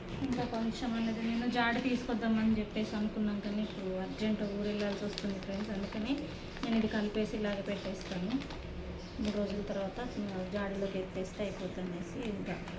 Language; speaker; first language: Telugu; native; Telugu